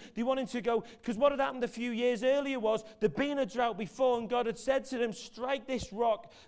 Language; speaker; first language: English; native; English